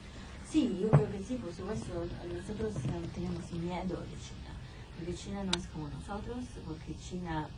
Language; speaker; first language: Spanish; non-native, fluent; Italian